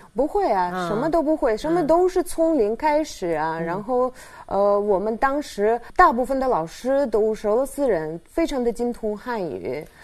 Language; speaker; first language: Chinese; non-native, fluent; Russian